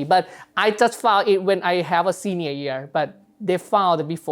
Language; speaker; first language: English; non-native, learner; Thai